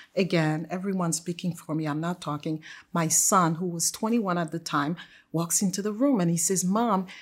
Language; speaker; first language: English; non-native, fluent; Haitian Creole